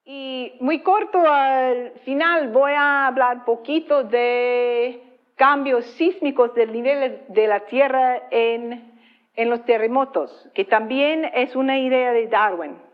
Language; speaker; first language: Spanish; non-native, fluent; English